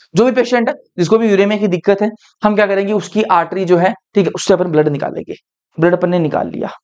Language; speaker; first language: Hindi; native; Hindi